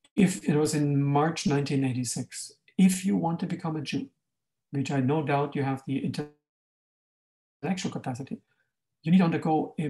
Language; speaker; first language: English; non-native, fluent; German